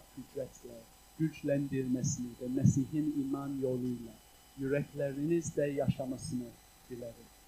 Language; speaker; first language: Turkish; non-native, fluent; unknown